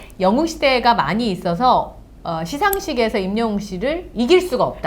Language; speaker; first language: Korean; native; Korean